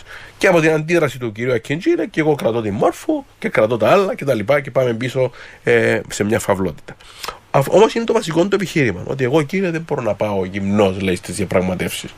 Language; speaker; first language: Greek; native; Greek